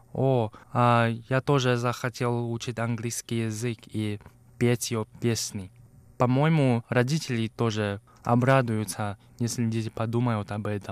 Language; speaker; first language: Russian; non-native, fluent; Chinese